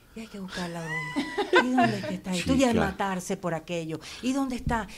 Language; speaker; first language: Spanish; native; Spanish